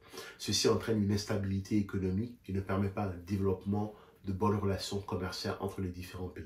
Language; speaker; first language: French; native; French